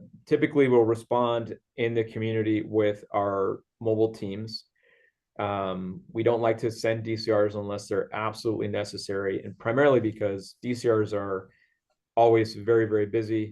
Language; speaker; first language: English; native; English